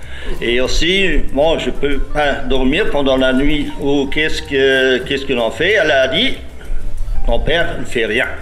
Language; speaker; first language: French; non-native, local second language; Luxembourgish